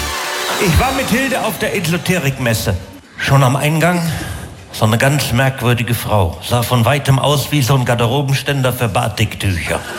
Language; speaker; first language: German; native; German